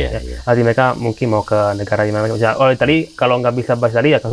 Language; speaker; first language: Indonesian; non-native, fluent; Italian